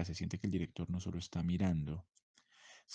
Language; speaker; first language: Spanish; native; Spanish